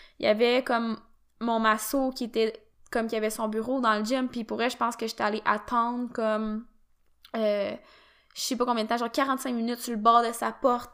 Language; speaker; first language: French; native; French